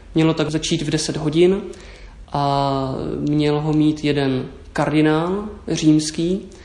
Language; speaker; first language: Czech; native; Czech